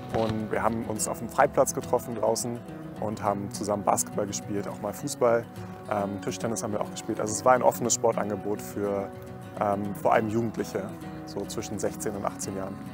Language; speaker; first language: German; native; German